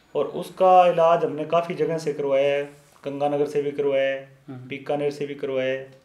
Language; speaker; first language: Hindi; native; Hindi